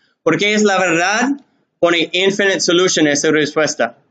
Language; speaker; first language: Spanish; non-native, learner; English